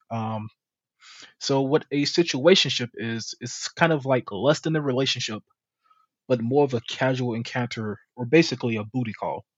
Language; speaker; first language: English; native; English